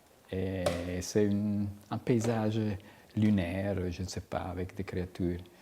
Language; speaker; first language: French; non-native, fluent; Italian